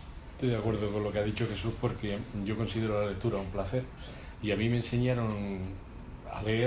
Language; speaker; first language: Spanish; native; Spanish